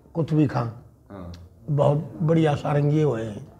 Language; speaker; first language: Hindi; native; Hindi